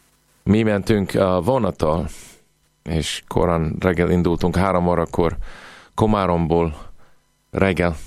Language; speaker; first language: Hungarian; non-native, fluent; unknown